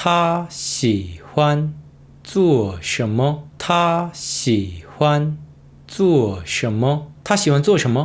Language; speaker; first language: Chinese; non-native, fluent; Korean